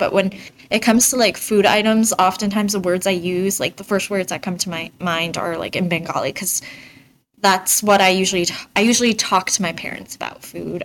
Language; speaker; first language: English; early bilingual, other home language; Bangla